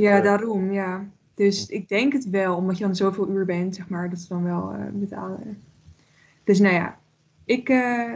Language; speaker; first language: Dutch; native; Dutch